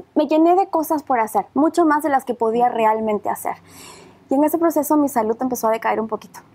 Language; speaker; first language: Spanish; native; Spanish